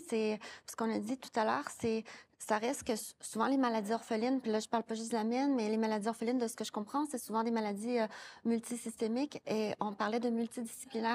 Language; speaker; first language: French; native; French